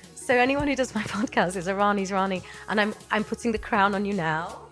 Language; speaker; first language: English; native; English